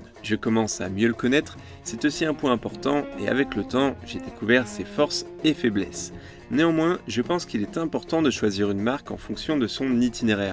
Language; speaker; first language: French; native; French